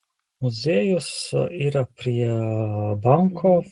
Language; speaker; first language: Lithuanian; non-native, learner; Latvian